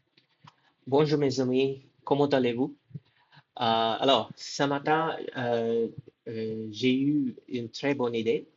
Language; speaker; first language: French; non-native, fluent; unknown